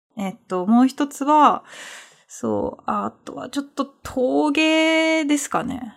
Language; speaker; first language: Japanese; native; Japanese